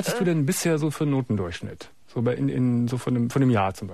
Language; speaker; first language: German; native; German